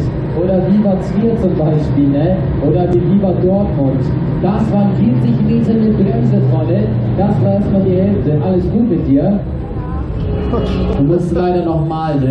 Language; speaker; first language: German; native; German